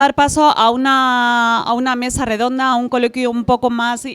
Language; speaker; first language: Spanish; native; Spanish